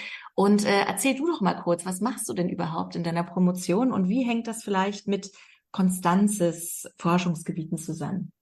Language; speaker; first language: German; native; German